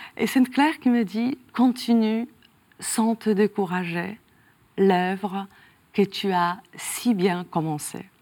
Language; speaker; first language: French; non-native, fluent; Polish